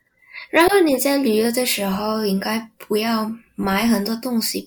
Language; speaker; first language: Chinese; non-native, learner; Indonesian